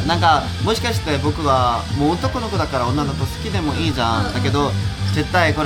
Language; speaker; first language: Japanese; non-native, learner; Korean